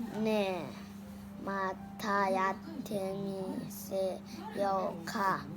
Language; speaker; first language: Japanese; non-native, learner; Thai